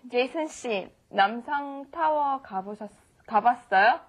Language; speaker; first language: Korean; non-native, learner; English